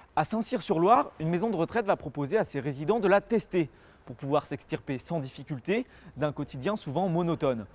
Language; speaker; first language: French; native; French